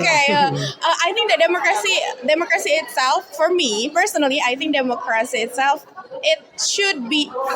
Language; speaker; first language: English; non-native, learner; Indonesian